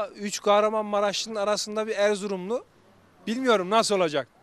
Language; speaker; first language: Turkish; native; Turkish